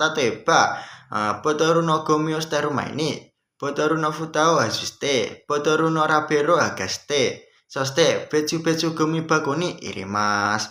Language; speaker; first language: Japanese; non-native, learner; Indonesian